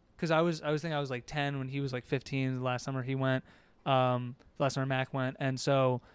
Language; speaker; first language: English; native; English